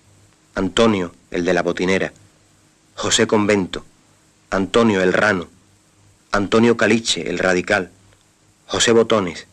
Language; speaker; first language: Spanish; native; Spanish